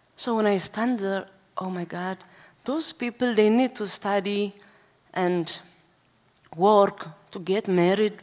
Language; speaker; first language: English; non-native, learner; Tigrinya